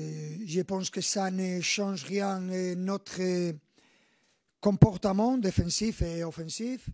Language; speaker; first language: French; non-native, fluent; Spanish